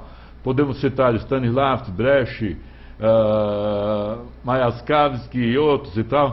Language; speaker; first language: Portuguese; native; Portuguese